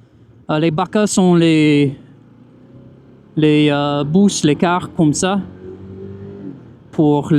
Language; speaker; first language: French; non-native, fluent; English